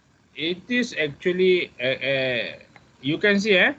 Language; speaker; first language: English; non-native, fluent; Malay